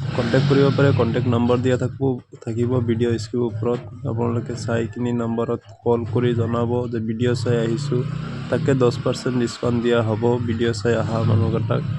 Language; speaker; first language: Assamese; non-native, local second language; Bangla